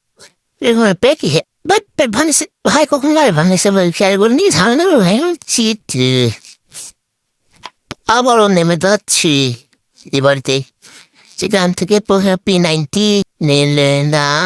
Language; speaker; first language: Bangla; native; Bangla